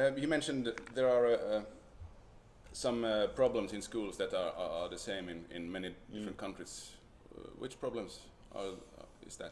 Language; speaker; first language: English; non-native, fluent; Swedish